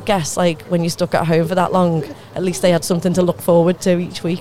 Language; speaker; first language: English; native; English